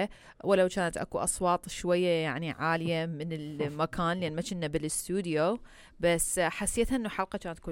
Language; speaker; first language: Arabic; early bilingual, heritage; Arabic